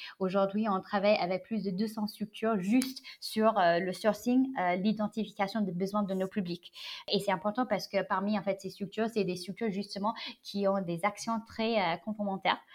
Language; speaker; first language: French; non-native, fluent; Chinese